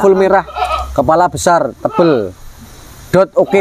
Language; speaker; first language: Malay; non-native, local second language; Javanese